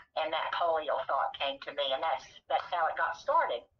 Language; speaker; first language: English; native; English